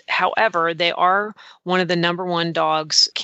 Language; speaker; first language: English; native; English